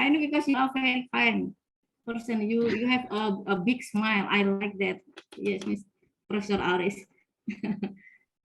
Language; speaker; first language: English; non-native, fluent; Indonesian